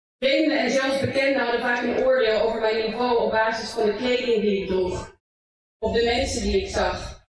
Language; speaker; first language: Dutch; early bilingual, other home language; English